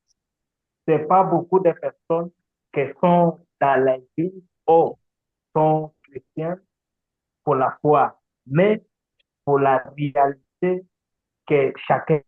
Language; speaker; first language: French; non-native, learner; Portuguese